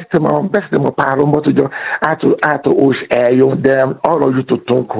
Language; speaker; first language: Hungarian; non-native, learner; Yoruba